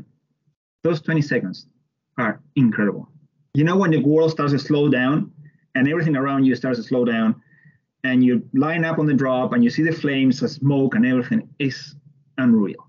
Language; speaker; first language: English; non-native, fluent; Spanish